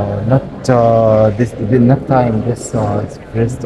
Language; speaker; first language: English; non-native, learner; Arabic